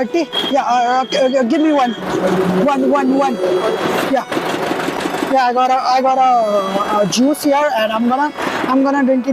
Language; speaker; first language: English; non-native, learner; Hindi